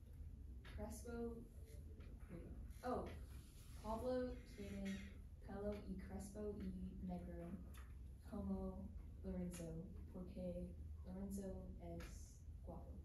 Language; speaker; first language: Spanish; non-native, learner; English